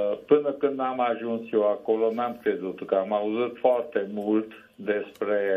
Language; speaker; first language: Romanian; non-native, local second language; Hungarian